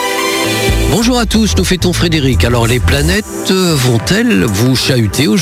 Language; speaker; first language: French; native; French